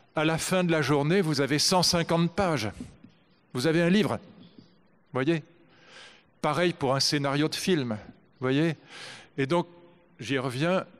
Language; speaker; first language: French; native; French